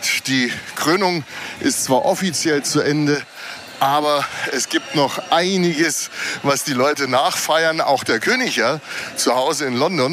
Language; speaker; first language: German; native; German